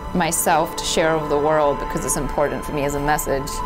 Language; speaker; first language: English; non-native, fluent; Polish